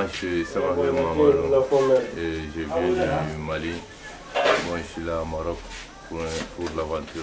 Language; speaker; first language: French; non-native, local second language; Bambara